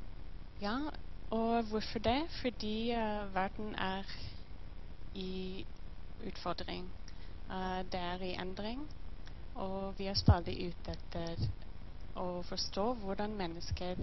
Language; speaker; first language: Norwegian; non-native, learner; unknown